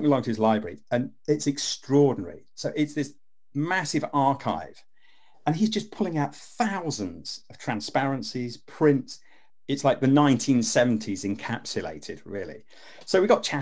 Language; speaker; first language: English; native; English